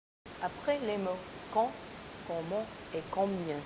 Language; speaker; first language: French; non-native, learner; English